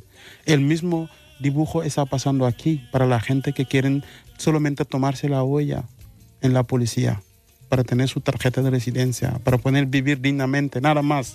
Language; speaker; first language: Spanish; non-native, fluent; Mandingo